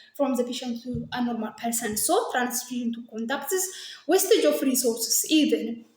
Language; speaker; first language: English; non-native, local second language; Amharic